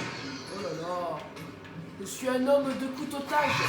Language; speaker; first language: French; native; French